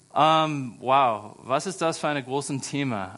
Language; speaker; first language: German; non-native, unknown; English